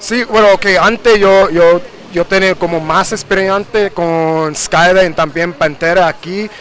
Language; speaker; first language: Spanish; early bilingual, heritage; English